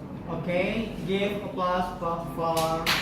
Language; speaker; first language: English; non-native, learner; Indonesian